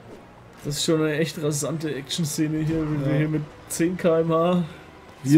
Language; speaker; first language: German; native; German